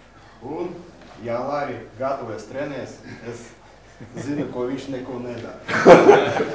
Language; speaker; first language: Latvian; non-native, local second language; Russian